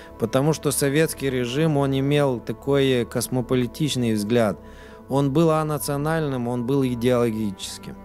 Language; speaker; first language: Russian; non-native, local second language; Romanian